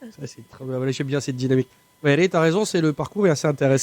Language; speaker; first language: French; native; French